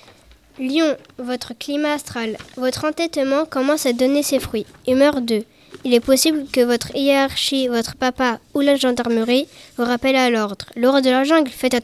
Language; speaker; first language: French; native; French